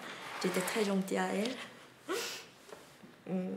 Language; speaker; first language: French; non-native, learner; Korean